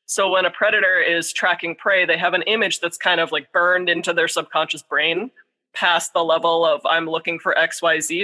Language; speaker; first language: English; native; English